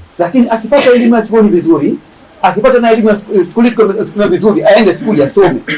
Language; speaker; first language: Swahili; native; Swahili